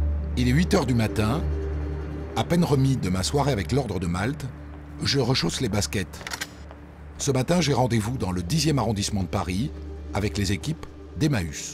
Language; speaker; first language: French; native; French